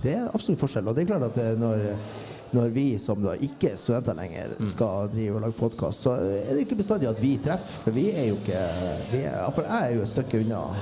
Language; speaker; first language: Norwegian; native; Norwegian